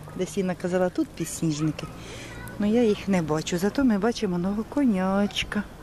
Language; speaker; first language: Ukrainian; native; Ukrainian